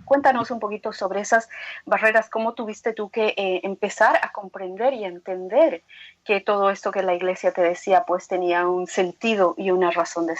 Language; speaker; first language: Spanish; native; Spanish